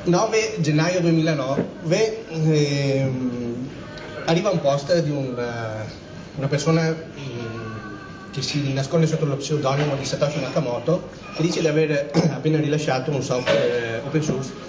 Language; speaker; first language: Italian; native; Italian